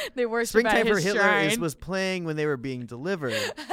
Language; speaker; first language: English; native; English